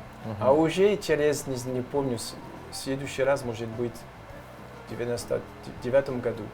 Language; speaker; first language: Russian; non-native, learner; French